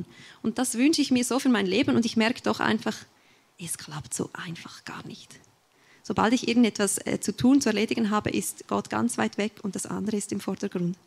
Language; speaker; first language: German; native; German